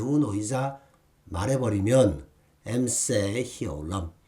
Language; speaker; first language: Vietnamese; non-native, fluent; Korean